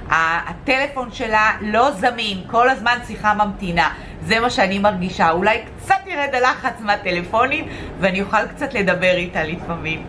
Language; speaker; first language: Hebrew; native; Hebrew